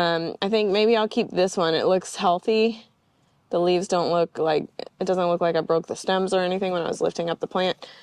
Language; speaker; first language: English; native; English